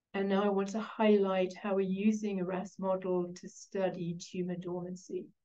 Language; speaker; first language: English; native; English